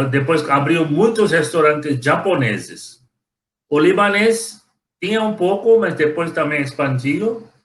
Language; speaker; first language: Portuguese; non-native, fluent; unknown